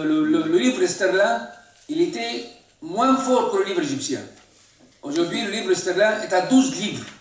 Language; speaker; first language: French; non-native, local second language; Arabic